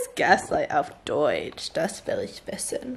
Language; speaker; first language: German; non-native, learner; English